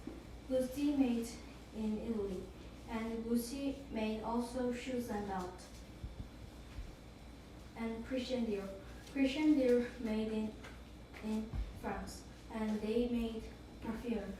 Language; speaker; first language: English; non-native, learner; Korean